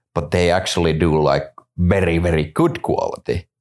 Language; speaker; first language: English; non-native, fluent; Finnish